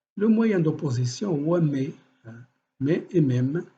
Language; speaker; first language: French; non-native, local second language; Arabic